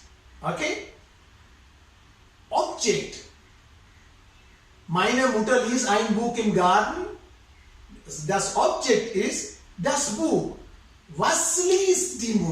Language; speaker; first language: German; non-native, fluent; Sinhala